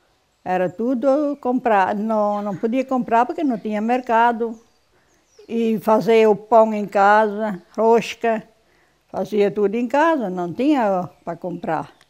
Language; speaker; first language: Portuguese; non-native, local second language; German